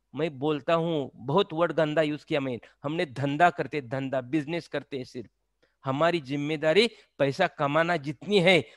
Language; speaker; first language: Hindi; non-native, local second language; Marathi